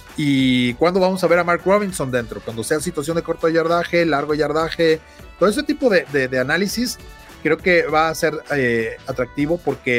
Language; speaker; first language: Spanish; native; Spanish